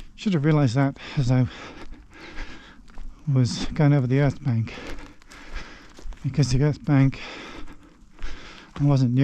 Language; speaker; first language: English; native; English